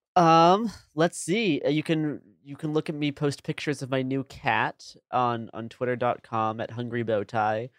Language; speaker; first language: English; native; English